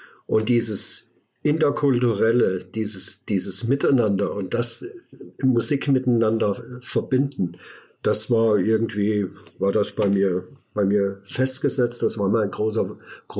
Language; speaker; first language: German; native; German